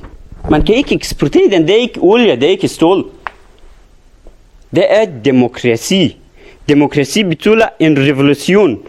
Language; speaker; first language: Danish; non-native, learner; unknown